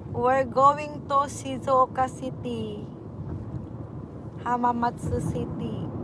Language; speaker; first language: English; non-native, local second language; Cebuano